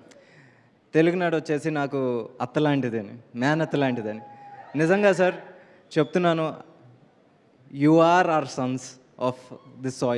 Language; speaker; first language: Telugu; native; Telugu